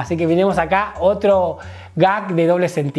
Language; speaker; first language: Spanish; native; Spanish